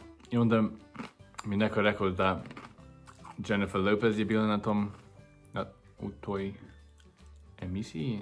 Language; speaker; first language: Serbian; non-native, learner; English